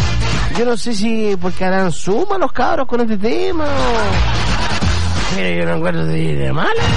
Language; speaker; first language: Spanish; native; Spanish